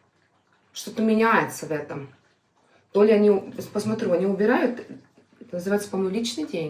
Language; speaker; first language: Russian; non-native, fluent; Estonian